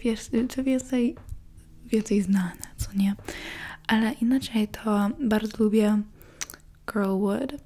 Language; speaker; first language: Polish; early bilingual, heritage; English